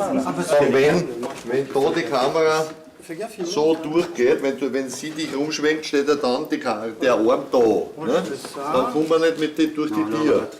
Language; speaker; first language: German; native; German